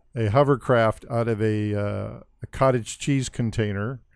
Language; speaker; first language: English; native; English